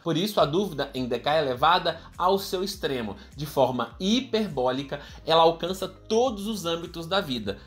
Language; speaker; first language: Portuguese; native; Portuguese